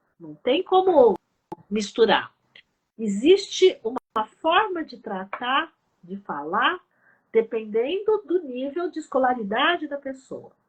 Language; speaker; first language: Portuguese; early bilingual, other home language; Chinese